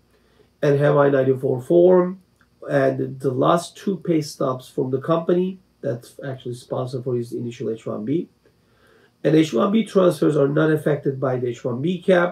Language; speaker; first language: English; non-native, fluent; Turkish